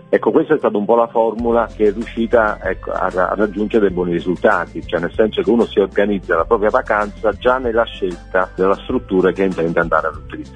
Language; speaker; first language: Italian; native; Italian